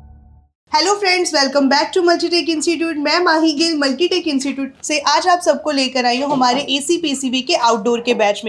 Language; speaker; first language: Hindi; native; Hindi